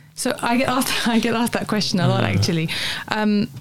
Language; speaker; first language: English; native; English